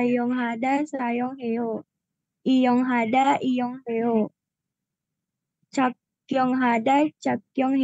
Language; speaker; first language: Korean; non-native, learner; Indonesian